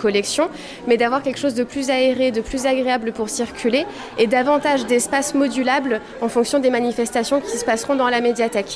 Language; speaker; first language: French; native; French